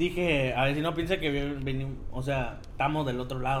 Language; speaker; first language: Spanish; native; Spanish